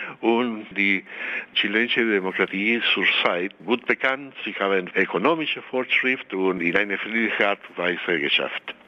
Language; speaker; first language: German; non-native, fluent; Spanish